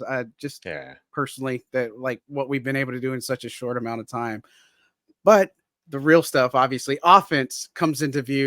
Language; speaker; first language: English; native; English